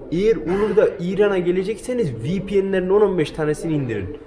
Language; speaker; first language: Turkish; native; Turkish